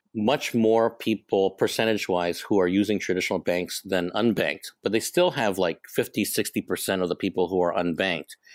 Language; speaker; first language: English; non-native, local second language; Cantonese